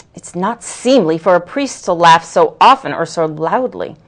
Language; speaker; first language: English; native; English